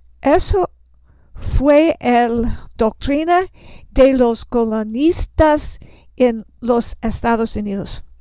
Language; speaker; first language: Spanish; non-native, learner; English